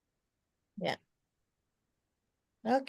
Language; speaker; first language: English; non-native, fluent; Indonesian